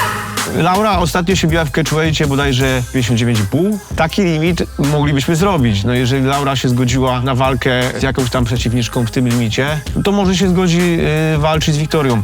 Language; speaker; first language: Polish; native; Polish